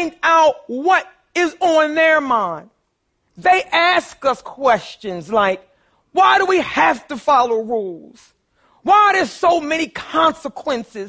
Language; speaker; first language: English; native; English